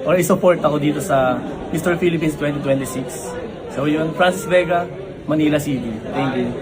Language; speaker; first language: Filipino; native; Filipino